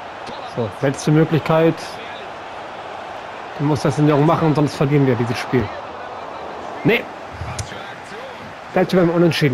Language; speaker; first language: German; native; German